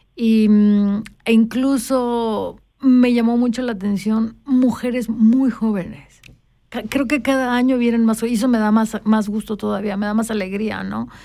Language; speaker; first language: Spanish; native; Spanish